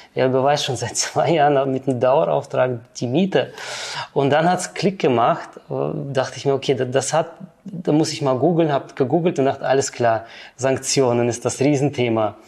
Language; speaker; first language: German; non-native, fluent; Russian